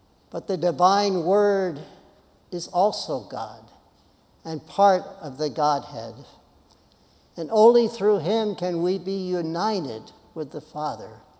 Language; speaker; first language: English; native; English